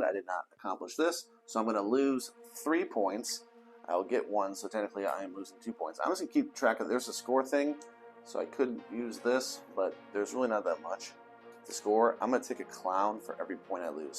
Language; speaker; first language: English; native; English